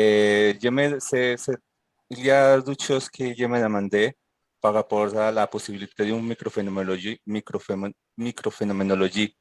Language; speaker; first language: French; non-native, fluent; Spanish